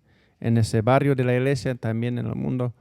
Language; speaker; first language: Spanish; non-native, fluent; English